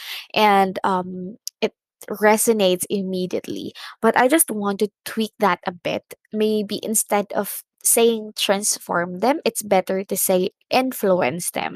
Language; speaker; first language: English; non-native, local second language; Filipino